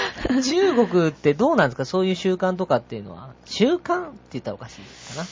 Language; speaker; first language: Japanese; native; Japanese